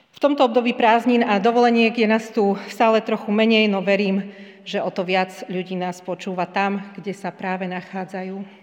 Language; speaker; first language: Slovak; native; Slovak